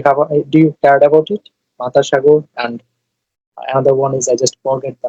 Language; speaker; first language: English; non-native, learner; Bangla